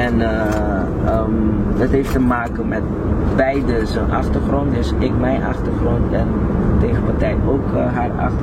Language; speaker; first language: Dutch; non-native, local second language; Papiamento